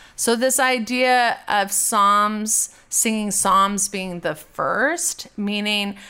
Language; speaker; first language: English; native; English